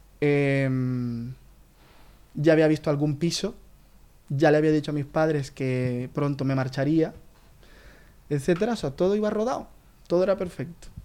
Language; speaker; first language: Spanish; native; Spanish